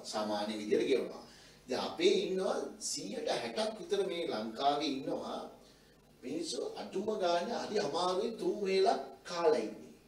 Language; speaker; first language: Sinhala; non-native, local second language; Tamil